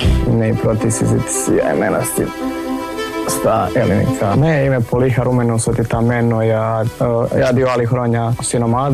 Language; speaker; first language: Greek; non-native, learner; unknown